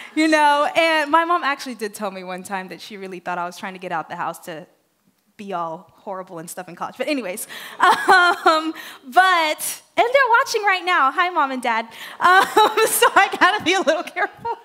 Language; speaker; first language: English; non-native, fluent; Haitian Creole